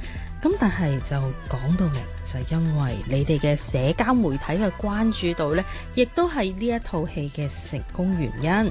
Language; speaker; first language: Cantonese; native; Cantonese